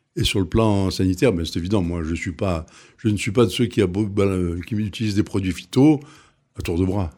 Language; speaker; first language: French; native; French